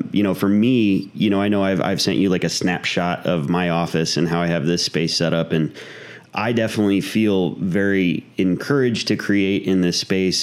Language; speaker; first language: English; native; English